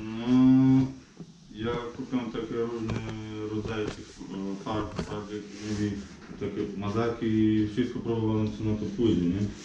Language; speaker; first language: Polish; early bilingual, heritage; Polish